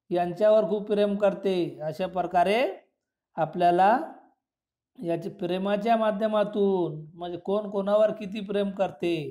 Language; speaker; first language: Marathi; non-native, local second language; Urdu